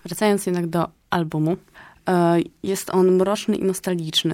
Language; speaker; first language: Polish; native; Polish